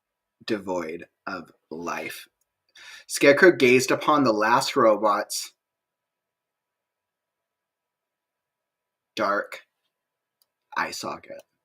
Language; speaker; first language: English; native; English